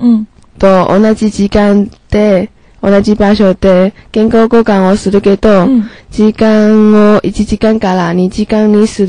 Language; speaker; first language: Japanese; non-native, learner; Chinese